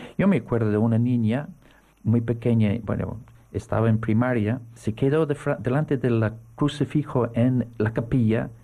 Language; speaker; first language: Spanish; non-native, fluent; English